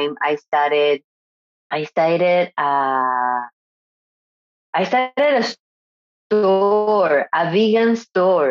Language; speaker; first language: English; non-native, fluent; Spanish